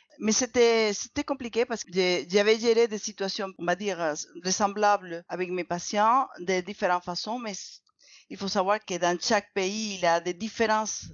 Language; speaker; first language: French; non-native, fluent; Spanish